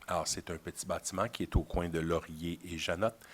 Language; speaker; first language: French; native; French